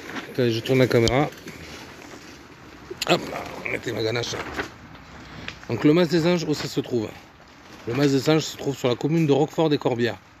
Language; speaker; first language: French; native; French